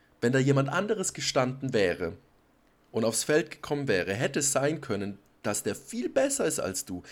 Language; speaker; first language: German; native; German